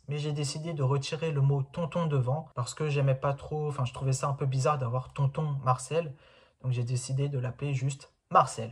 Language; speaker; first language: French; native; French